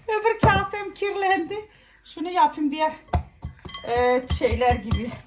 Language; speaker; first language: Turkish; native; Turkish